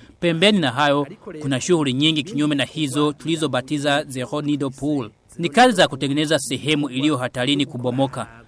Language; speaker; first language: Swahili; non-native, local second language; Rundi